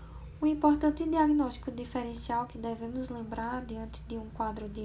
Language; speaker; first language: Portuguese; native; Portuguese